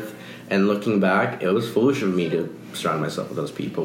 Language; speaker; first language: English; early bilingual, other home language; Spanish